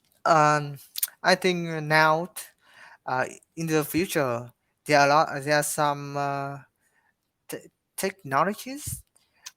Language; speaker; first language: English; non-native, learner; Vietnamese